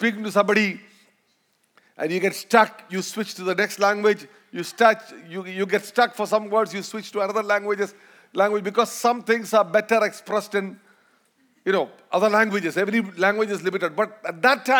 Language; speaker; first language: English; non-native, local second language; Malayalam